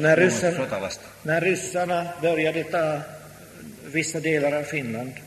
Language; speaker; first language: Swedish; non-native, local second language; Finnish